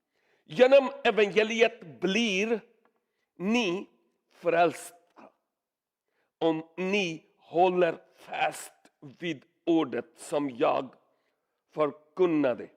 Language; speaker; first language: Swedish; non-native, learner; Urdu